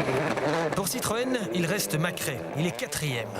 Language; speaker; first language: French; native; French